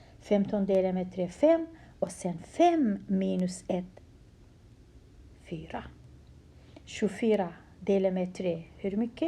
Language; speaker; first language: Swedish; non-native, fluent; Central Kurdish